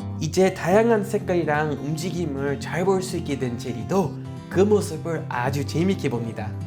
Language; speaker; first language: Korean; native; Korean